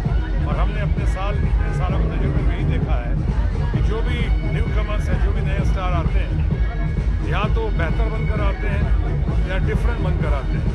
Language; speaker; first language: Hindi; native; Hindi